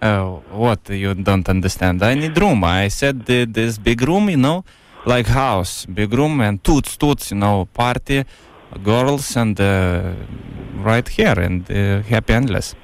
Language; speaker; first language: English; non-native, learner; Lithuanian